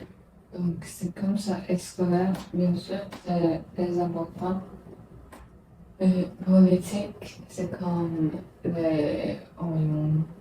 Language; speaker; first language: French; non-native, learner; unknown